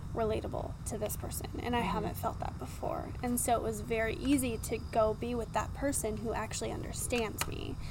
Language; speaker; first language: English; native; English